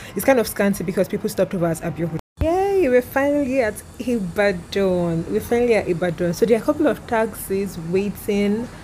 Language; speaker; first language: English; non-native, local second language; Igbo